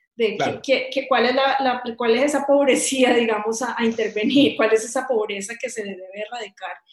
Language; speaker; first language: Spanish; native; Spanish